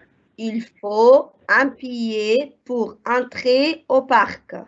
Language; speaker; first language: French; non-native, fluent; Arabic